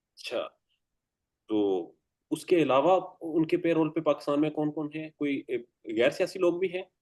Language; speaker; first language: Urdu; native; Urdu